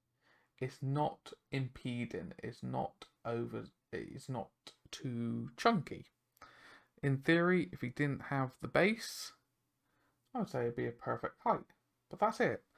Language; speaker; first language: English; native; English